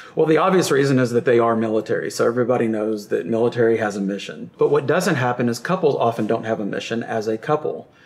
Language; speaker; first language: English; native; English